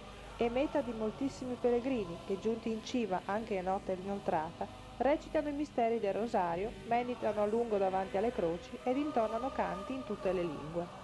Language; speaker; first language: Italian; native; Italian